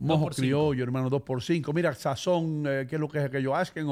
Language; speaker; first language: Spanish; native; Spanish